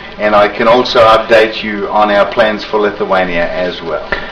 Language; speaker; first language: English; native; English